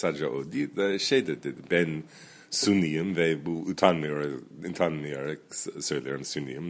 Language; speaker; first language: Turkish; non-native, fluent; English